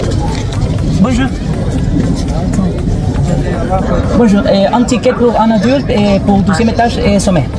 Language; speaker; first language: French; non-native, fluent; Spanish